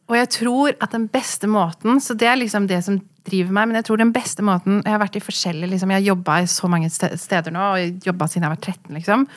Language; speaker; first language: Norwegian; early bilingual, other home language; Kurdish